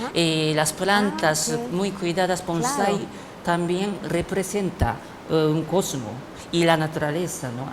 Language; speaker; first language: Spanish; non-native, fluent; Japanese